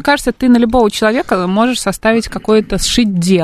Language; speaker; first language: Russian; native; Russian